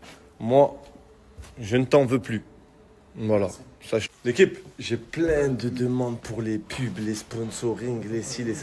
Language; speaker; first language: French; native; French